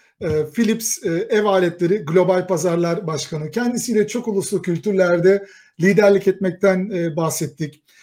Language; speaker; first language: Turkish; native; Turkish